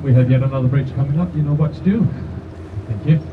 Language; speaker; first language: English; non-native, fluent; Danish